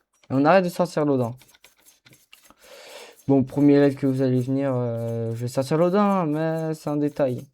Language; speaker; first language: French; native; French